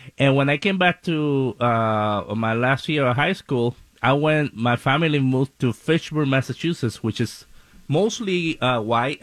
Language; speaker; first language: English; non-native, fluent; Spanish